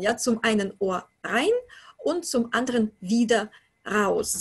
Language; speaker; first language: German; non-native, fluent; Russian